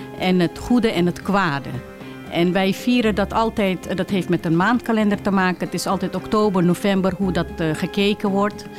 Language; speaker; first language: Dutch; early bilingual, other home language; Caribbean Hindustani